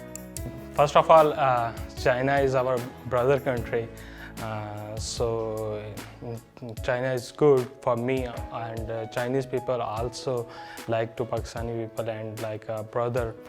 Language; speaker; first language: English; non-native, learner; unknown